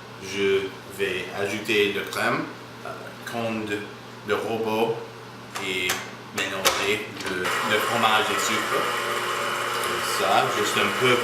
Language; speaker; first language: French; non-native, learner; English